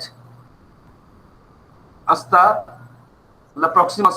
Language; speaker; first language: Spanish; non-native, fluent; Bangla